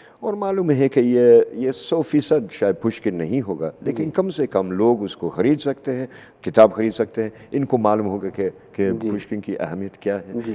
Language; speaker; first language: Urdu; non-native, fluent; English